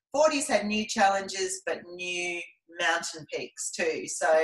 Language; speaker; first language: English; native; English